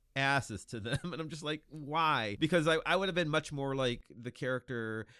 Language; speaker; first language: English; native; English